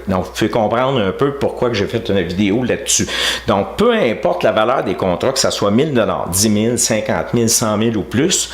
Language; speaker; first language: French; native; French